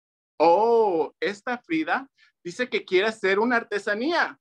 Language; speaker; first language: Spanish; early bilingual, other home language; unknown